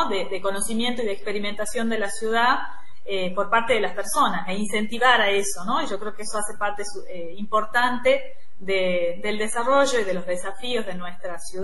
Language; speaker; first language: Spanish; native; Spanish